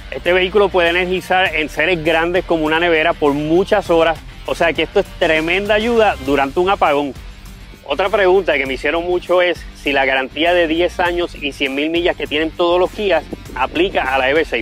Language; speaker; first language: Spanish; native; Spanish